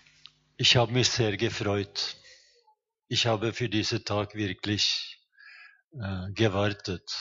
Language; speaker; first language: German; non-native, fluent; Norwegian